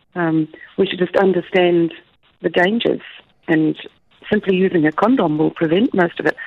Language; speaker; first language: English; native; English